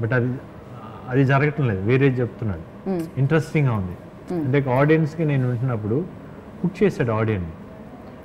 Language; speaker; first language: Telugu; native; Telugu